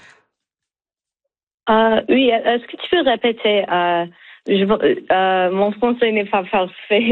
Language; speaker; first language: French; non-native, learner; English